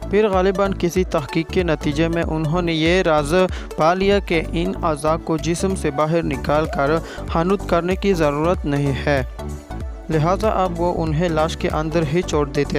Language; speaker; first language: Urdu; native; Urdu